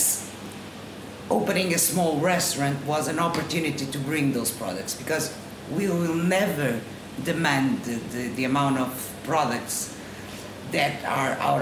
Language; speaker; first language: English; non-native, fluent; Portuguese